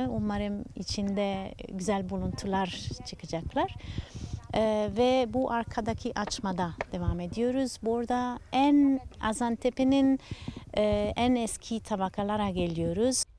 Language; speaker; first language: Turkish; non-native, learner; Italian